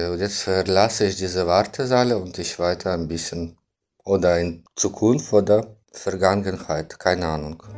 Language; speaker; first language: German; non-native, fluent; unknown